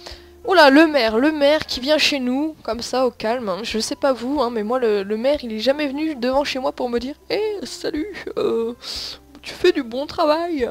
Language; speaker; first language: French; native; French